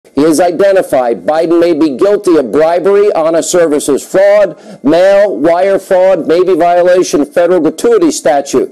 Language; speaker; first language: English; native; English